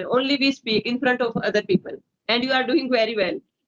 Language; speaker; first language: English; non-native, learner; Hindi